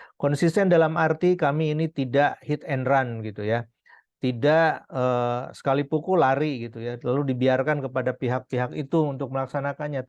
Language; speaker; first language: Indonesian; native; Indonesian